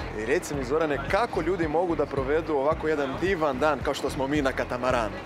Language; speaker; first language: Serbian; non-native, fluent; Portuguese